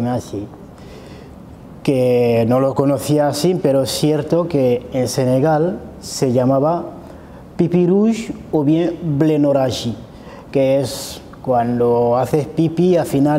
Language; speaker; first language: Spanish; non-native, fluent; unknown